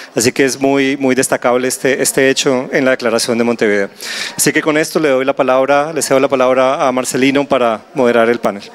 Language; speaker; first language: Spanish; native; Spanish